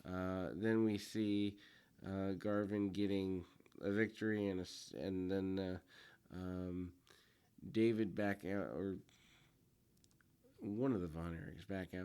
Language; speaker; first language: English; native; English